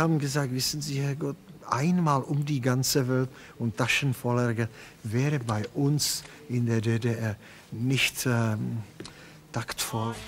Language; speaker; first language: German; non-native, fluent; Czech